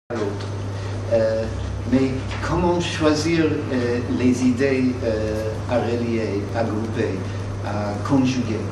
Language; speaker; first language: French; non-native, fluent; English